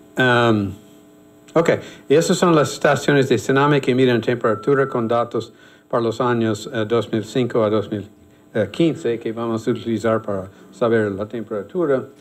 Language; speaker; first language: Spanish; non-native, fluent; English